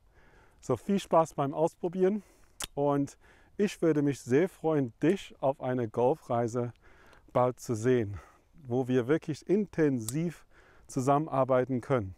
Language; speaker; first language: German; non-native, fluent; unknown